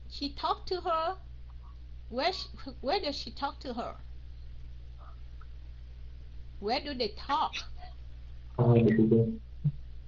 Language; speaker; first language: English; non-native, fluent; Vietnamese